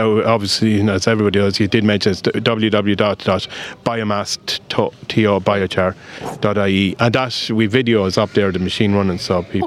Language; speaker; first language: English; native; English